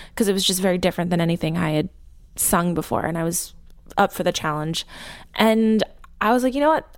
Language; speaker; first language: English; native; English